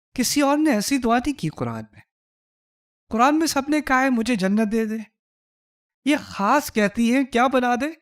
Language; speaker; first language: Urdu; early bilingual, heritage; Urdu